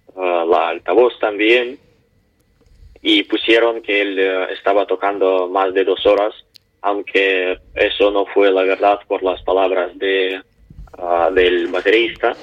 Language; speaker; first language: Spanish; non-native, learner; Ukrainian